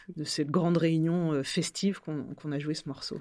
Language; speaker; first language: French; native; French